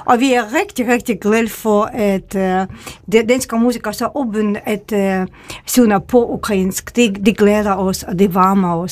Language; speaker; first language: Danish; non-native, fluent; Ukrainian